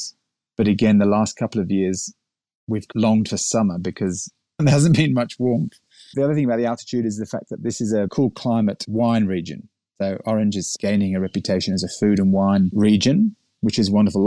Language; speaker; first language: English; native; English